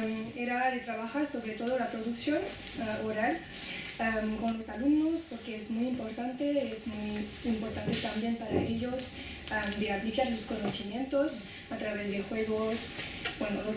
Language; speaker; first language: Spanish; non-native, fluent; French